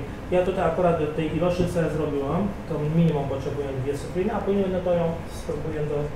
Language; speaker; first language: Polish; non-native, fluent; Arabic